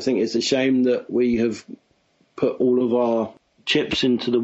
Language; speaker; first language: English; native; English